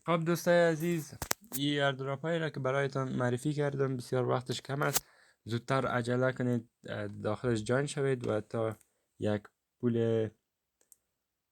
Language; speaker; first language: Persian; native; Persian